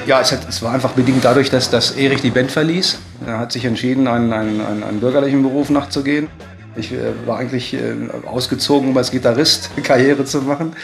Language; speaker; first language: German; native; German